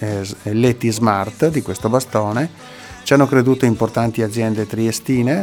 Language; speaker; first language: Italian; native; Italian